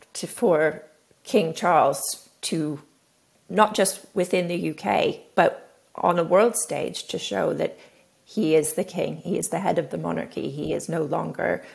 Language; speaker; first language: English; native; English